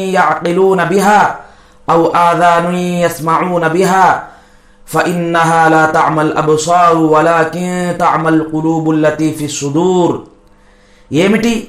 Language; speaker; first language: Telugu; non-native, local second language; Urdu